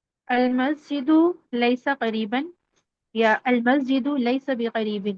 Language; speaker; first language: Arabic; non-native, learner; Urdu